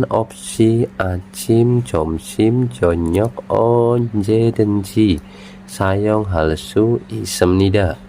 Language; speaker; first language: Korean; non-native, fluent; Indonesian